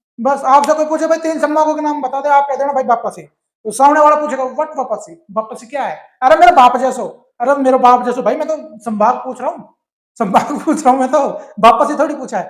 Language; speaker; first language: Hindi; native; Hindi